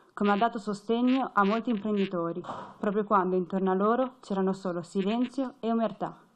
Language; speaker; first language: Italian; native; Italian